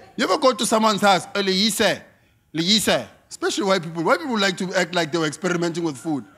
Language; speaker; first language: English; non-native, local second language; Xhosa